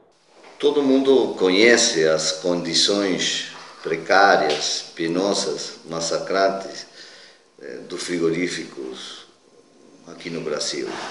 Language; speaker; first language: Portuguese; non-native, fluent; Spanish